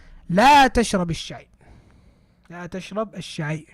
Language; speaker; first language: Arabic; non-native, fluent; English